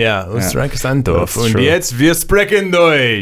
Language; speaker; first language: German; non-native, learner; English